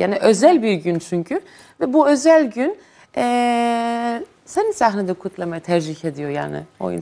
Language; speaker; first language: Turkish; non-native, fluent; Greek